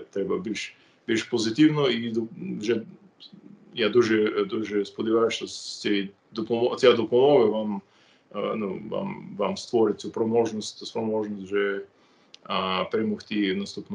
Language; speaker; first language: Ukrainian; non-native, fluent; English